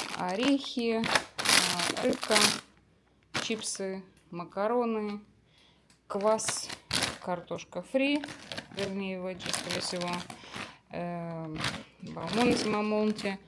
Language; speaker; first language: Russian; native; Russian